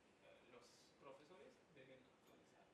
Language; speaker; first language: Spanish; non-native, fluent; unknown